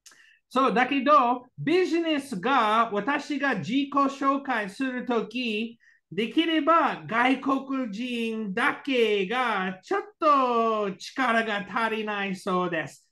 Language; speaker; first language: Japanese; non-native, learner; English